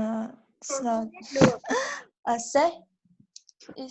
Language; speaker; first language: English; non-native, learner; Vietnamese